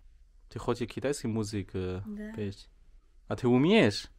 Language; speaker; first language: Russian; non-native, learner; Chinese